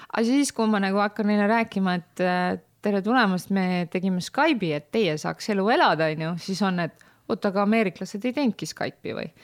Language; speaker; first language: Estonian; native; Estonian